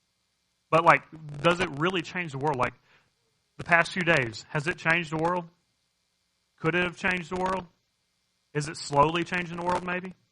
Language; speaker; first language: English; native; English